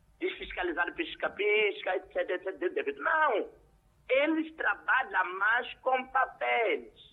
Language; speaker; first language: Portuguese; non-native, local second language; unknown